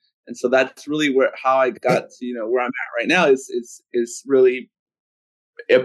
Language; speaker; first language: English; early bilingual, other home language; Spanish